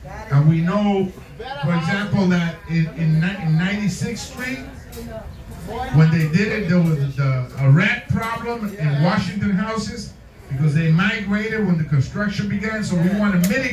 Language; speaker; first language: English; early bilingual, other home language; Spanish